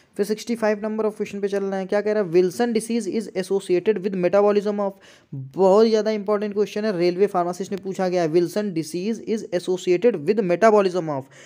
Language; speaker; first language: Hindi; native; Hindi